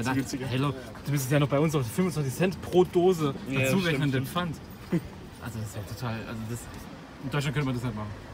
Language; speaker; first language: German; native; German